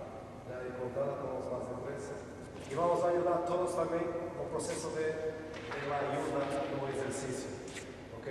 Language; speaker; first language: Spanish; non-native, learner; Portuguese